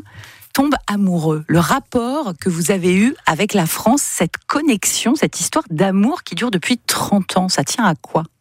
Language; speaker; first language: French; native; French